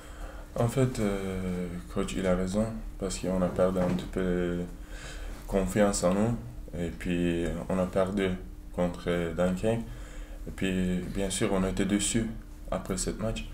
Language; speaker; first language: French; non-native, learner; Turkish